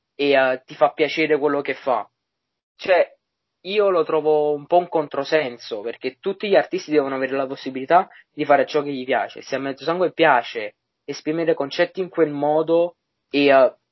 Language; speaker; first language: Italian; native; Italian